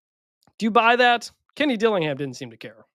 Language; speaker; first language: English; native; English